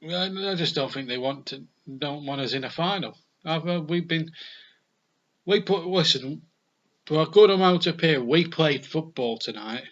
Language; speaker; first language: English; native; English